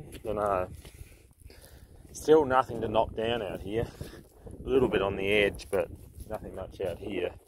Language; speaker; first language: English; native; English